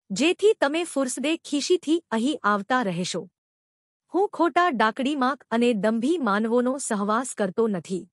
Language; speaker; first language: Gujarati; native; Gujarati